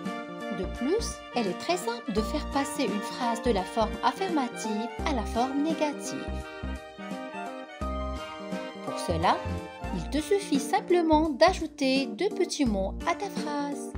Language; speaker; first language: French; non-native, local second language; Arabic